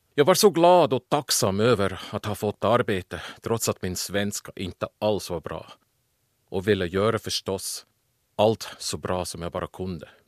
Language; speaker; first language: Swedish; non-native, fluent; German